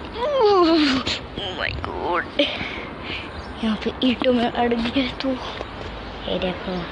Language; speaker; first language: Hindi; native; Hindi